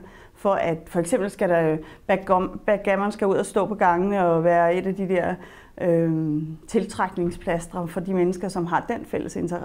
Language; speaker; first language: Danish; native; Danish